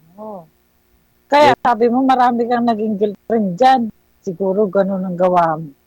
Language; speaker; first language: Filipino; non-native, local second language; Cebuano